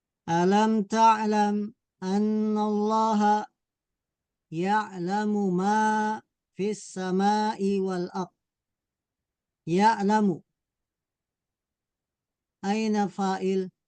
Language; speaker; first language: Arabic; non-native, fluent; Indonesian